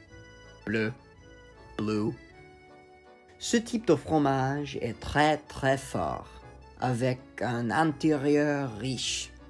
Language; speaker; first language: French; non-native, fluent; English